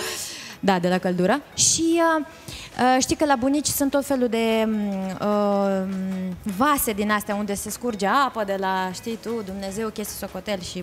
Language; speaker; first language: Romanian; native; Romanian